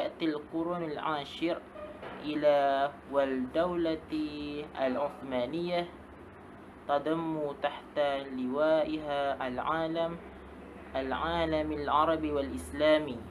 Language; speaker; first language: Arabic; non-native, learner; Malay